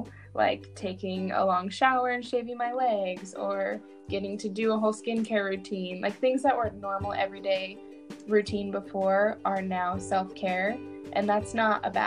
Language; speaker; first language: English; native; English